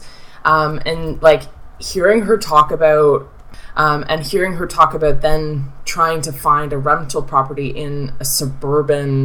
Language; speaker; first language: English; native; English